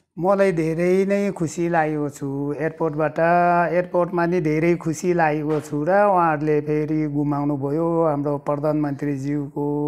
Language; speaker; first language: Nepali; non-native, local second language; Sherpa